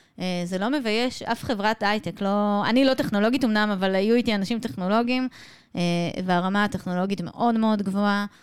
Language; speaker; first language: Hebrew; native; Hebrew